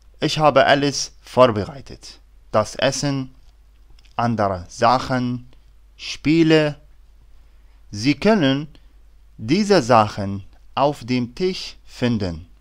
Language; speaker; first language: German; non-native, learner; Arabic